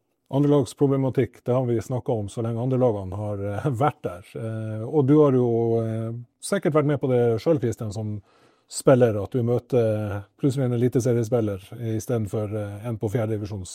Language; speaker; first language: Norwegian; native; Norwegian